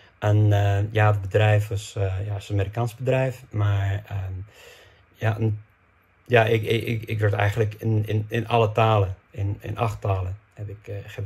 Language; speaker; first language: Dutch; non-native, fluent; English